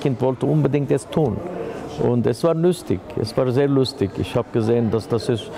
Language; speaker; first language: German; non-native, fluent; Armenian